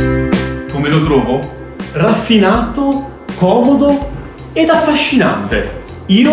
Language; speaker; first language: Italian; native; Italian